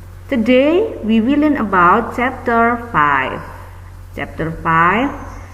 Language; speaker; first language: English; non-native, fluent; Indonesian